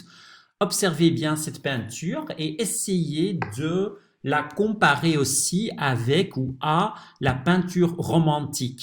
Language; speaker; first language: French; non-native, fluent; Dutch